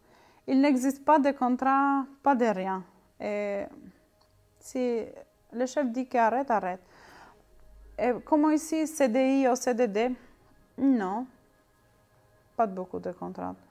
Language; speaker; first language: French; non-native, learner; Albanian